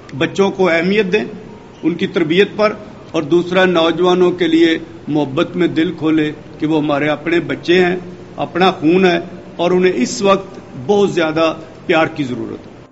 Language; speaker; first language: Urdu; non-native, local second language; Punjabi